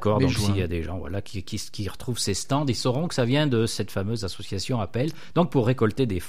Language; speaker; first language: French; native; French